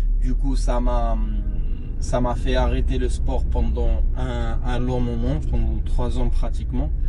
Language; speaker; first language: French; non-native, local second language; Arabic